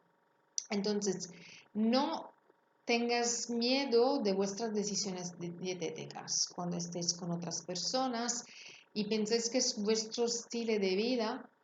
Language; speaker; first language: Spanish; non-native, fluent; Italian